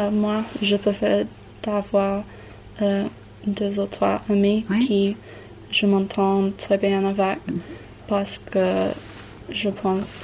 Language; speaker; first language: French; non-native, learner; English